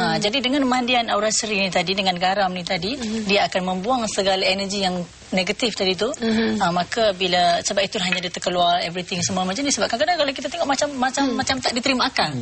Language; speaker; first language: Malay; native; Malay